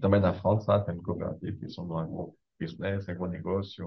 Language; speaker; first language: French; native; French